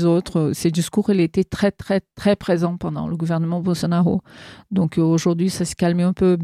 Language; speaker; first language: French; non-native, fluent; Portuguese